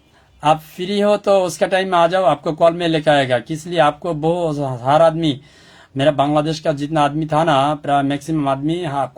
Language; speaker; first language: Hindi; non-native, learner; Bangla